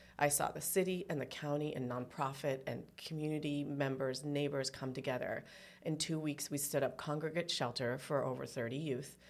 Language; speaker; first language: English; early bilingual, other home language; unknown